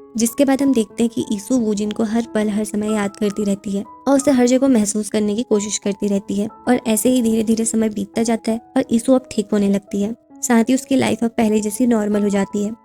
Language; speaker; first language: Hindi; native; Hindi